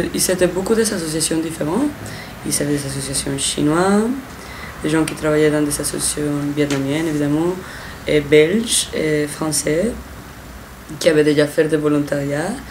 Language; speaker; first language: French; non-native, fluent; Spanish